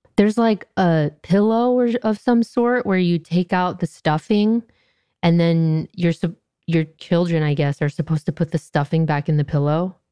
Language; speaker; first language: English; native; English